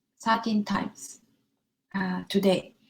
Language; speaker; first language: English; non-native, learner; Japanese